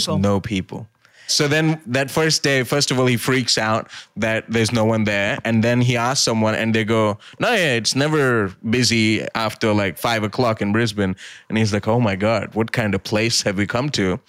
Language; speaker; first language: English; early bilingual, other home language; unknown